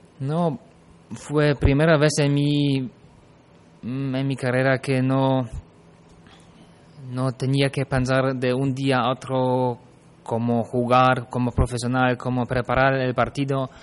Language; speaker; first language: Spanish; non-native, fluent; German